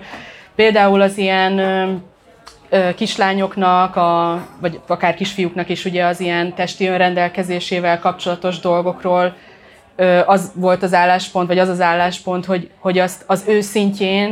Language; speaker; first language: Hungarian; native; Hungarian